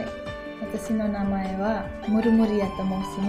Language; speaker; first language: Japanese; non-native, learner; Nepali